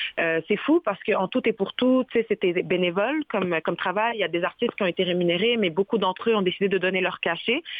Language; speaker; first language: French; early bilingual, other home language; Arabic